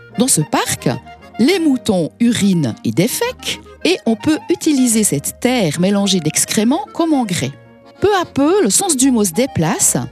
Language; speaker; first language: French; native; French